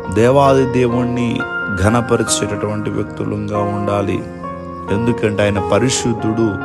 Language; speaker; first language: Telugu; native; Telugu